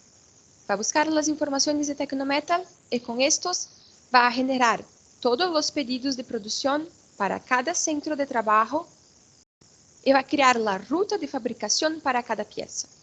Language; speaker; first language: Spanish; non-native, fluent; Portuguese